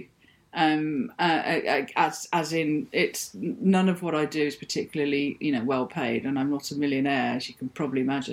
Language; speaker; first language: English; native; English